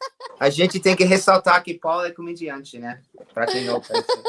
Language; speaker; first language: Portuguese; non-native, fluent; English